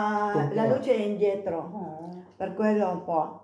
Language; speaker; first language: Italian; non-native, learner; Filipino